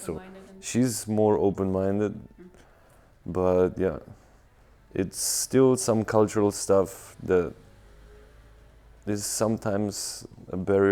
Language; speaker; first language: English; non-native, fluent; Russian